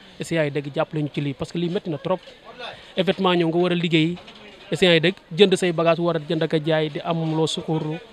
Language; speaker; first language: Wolof; native; Wolof